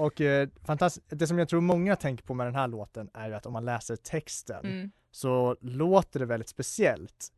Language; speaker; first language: Swedish; native; Swedish